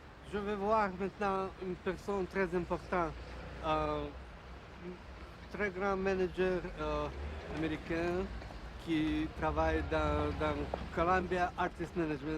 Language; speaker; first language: French; non-native, fluent; Russian